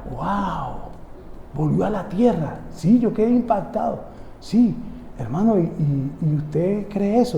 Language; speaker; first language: Spanish; native; Spanish